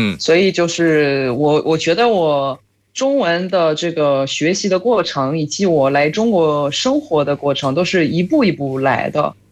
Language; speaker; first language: Chinese; non-native, fluent; French